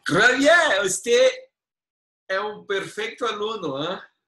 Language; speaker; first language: Spanish; non-native, learner; Portuguese